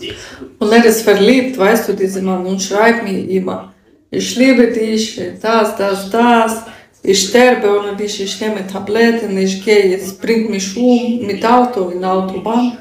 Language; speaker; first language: German; non-native, learner; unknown